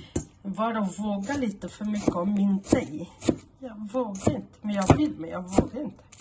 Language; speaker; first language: Swedish; non-native, fluent; Portuguese